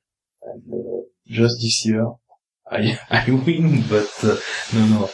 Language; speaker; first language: English; non-native, learner; French